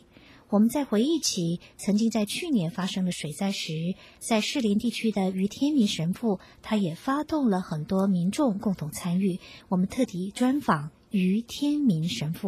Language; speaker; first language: Chinese; native; Chinese